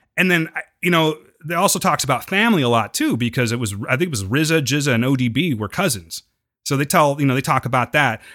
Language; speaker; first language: English; native; English